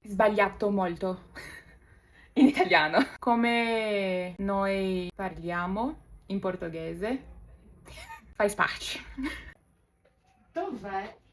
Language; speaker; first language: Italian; non-native, learner; Portuguese